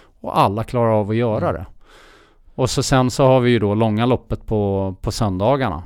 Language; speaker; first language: Swedish; early bilingual, heritage; Swedish